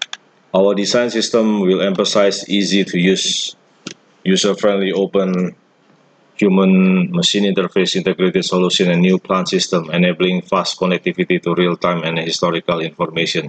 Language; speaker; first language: English; non-native, fluent; Indonesian